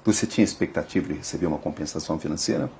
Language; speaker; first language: Portuguese; native; Portuguese